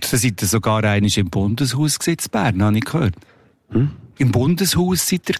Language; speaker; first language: German; native; German